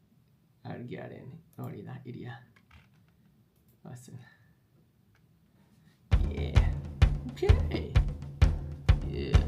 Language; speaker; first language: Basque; non-native, learner; English